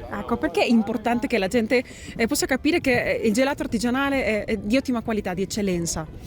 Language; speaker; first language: Italian; early bilingual, heritage; Italian